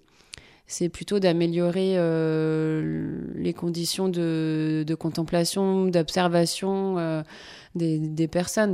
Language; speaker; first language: French; native; French